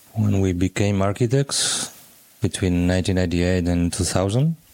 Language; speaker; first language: English; non-native, fluent; Catalan